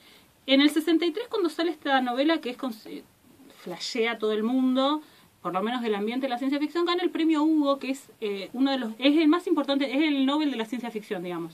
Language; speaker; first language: Spanish; native; Spanish